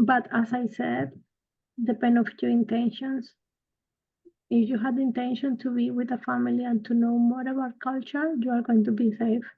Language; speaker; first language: English; non-native, fluent; Spanish